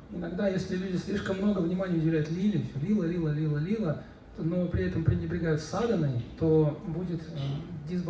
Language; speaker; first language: Russian; native; Russian